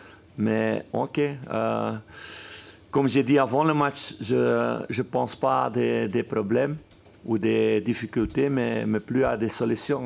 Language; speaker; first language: French; non-native, fluent; Dutch